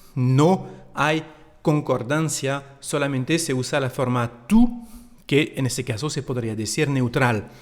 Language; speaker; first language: Spanish; non-native, fluent; French